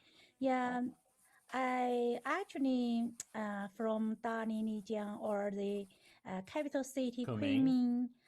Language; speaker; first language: English; non-native, learner; Chinese